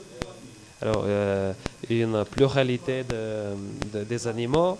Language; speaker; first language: French; non-native, fluent; Bulgarian